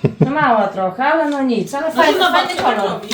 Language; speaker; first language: Polish; native; Polish